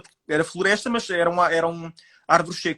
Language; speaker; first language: Portuguese; native; Portuguese